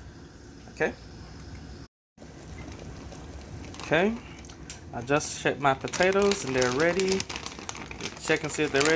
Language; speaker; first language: English; native; English